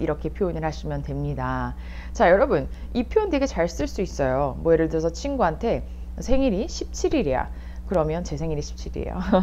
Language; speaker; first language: Korean; native; Korean